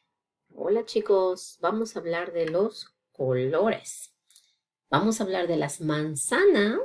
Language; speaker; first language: Spanish; non-native, fluent; English